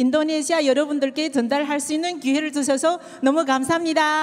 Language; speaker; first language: Korean; native; Korean